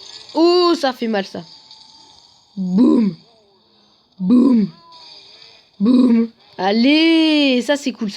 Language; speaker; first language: French; native; French